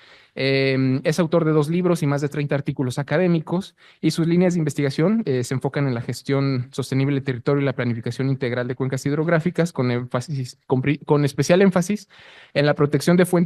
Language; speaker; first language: Spanish; native; Spanish